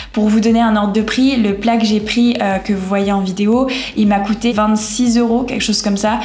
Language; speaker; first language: French; native; French